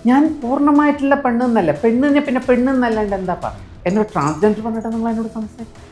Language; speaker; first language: Malayalam; early bilingual, heritage; Malayalam